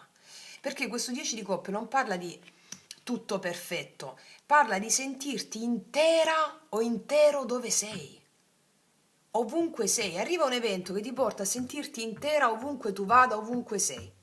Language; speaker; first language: Italian; native; Italian